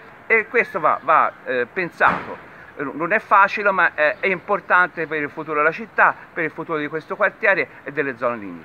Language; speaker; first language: Italian; native; Italian